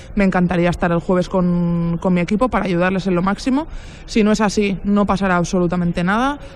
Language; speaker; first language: Spanish; native; Spanish